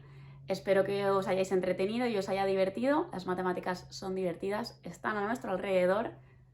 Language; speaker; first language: Spanish; native; Spanish